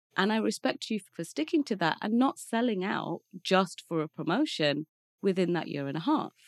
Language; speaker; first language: English; native; English